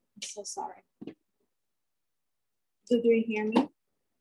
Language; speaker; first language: English; non-native, learner; Thai